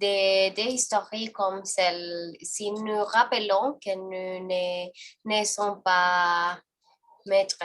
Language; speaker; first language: French; non-native, learner; Spanish